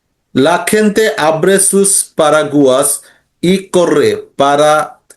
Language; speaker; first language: Spanish; non-native, learner; Bangla